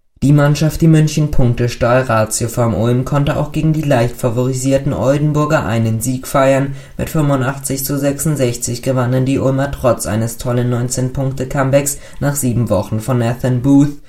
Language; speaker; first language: German; native; German